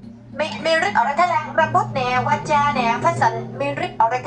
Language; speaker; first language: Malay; non-native, learner; Vietnamese